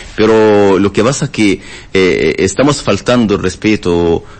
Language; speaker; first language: Spanish; non-native, learner; Arabic